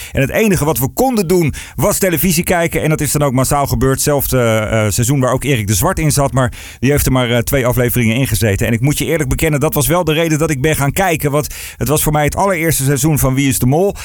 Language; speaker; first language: Dutch; native; Dutch